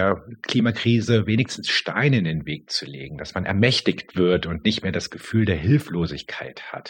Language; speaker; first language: German; native; German